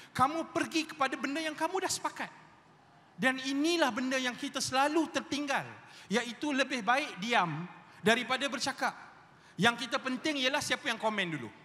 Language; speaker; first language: Malay; native; Malay